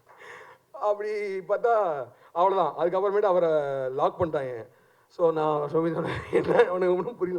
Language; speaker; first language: Tamil; native; Tamil